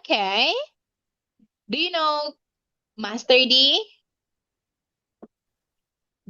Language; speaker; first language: English; non-native, local second language; Filipino